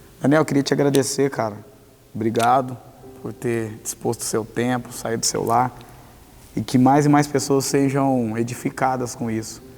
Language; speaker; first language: Portuguese; native; Portuguese